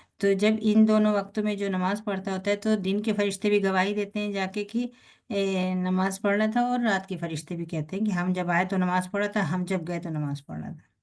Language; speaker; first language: Urdu; native; Urdu